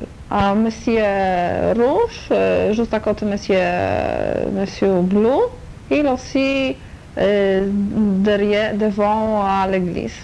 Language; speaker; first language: French; non-native, learner; Polish